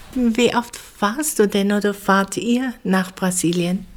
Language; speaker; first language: German; native; German